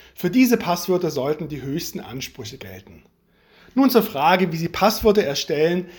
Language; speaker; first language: German; native; German